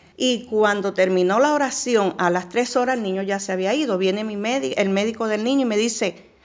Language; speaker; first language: Spanish; native; Spanish